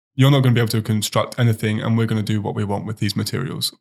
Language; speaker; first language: English; native; English